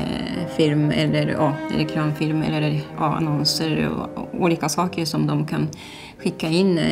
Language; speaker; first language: Swedish; non-native, learner; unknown